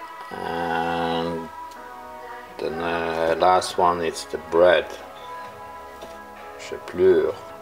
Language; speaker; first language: English; non-native, learner; Polish